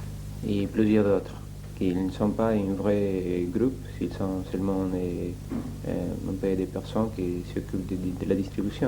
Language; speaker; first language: French; non-native, learner; Spanish